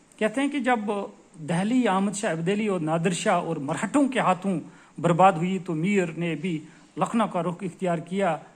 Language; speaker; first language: Urdu; non-native, local second language; Kashmiri